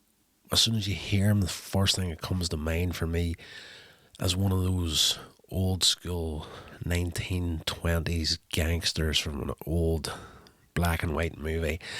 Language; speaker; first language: English; native; English